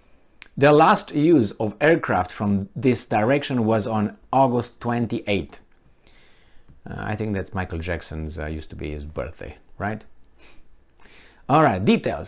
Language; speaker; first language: English; non-native, fluent; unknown